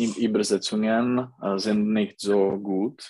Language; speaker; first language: German; non-native, learner; Czech